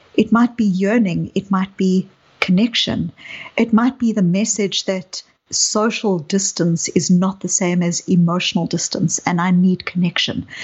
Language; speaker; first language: English; native; English